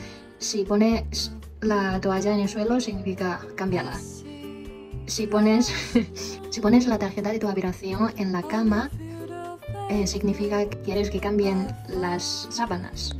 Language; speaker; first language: Spanish; non-native, fluent; Chinese